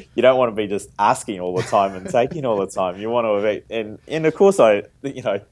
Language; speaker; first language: English; native; English